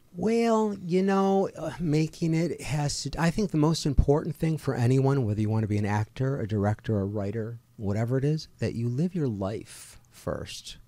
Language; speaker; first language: English; native; English